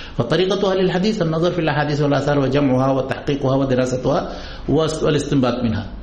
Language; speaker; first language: Arabic; non-native, fluent; Urdu